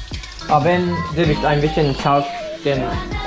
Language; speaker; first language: German; non-native, learner; Japanese